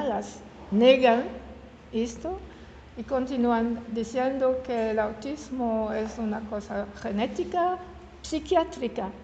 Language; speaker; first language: Spanish; non-native, learner; French